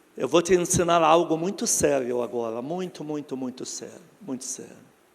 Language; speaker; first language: Portuguese; non-native, fluent; Arabic